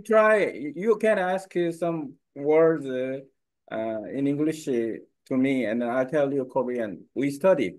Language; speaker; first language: English; non-native, learner; Korean